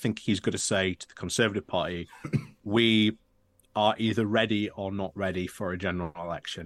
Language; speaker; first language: English; native; English